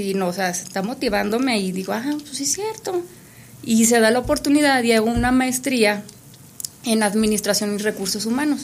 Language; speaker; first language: Spanish; native; Spanish